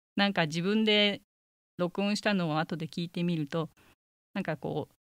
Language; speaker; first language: Japanese; native; Japanese